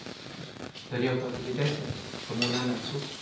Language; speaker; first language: Russian; non-native, fluent; Thai